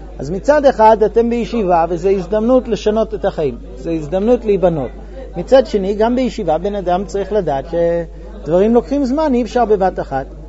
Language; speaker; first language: Hebrew; non-native, fluent; English